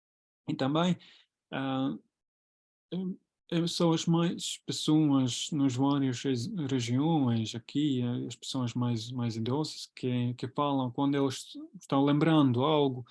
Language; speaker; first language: Portuguese; non-native, fluent; Latvian